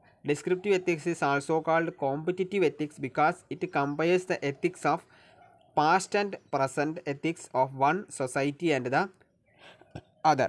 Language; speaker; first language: English; non-native, local second language; Malayalam